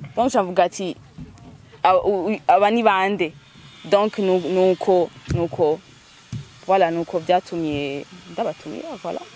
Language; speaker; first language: Rundi; early bilingual, heritage; Rundi